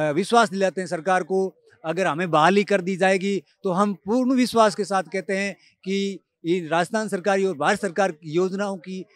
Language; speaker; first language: Hindi; native; Hindi